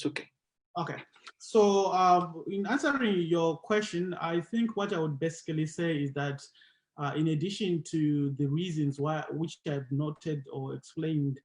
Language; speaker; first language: English; non-native, local second language; Shona